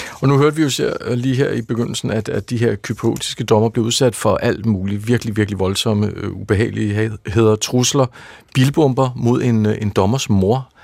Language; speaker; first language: Danish; native; Danish